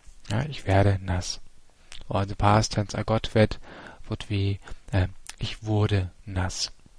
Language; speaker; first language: German; native; German